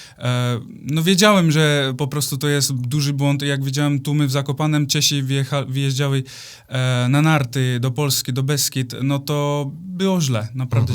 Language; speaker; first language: Polish; non-native, fluent; Czech